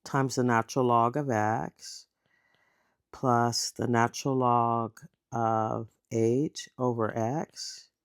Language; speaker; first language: English; native; English